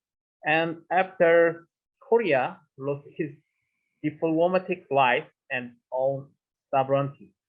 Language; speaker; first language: English; non-native, learner; Korean